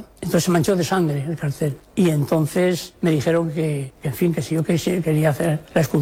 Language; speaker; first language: Spanish; native; Spanish